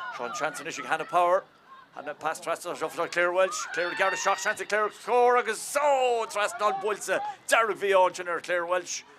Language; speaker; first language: Irish; native; Irish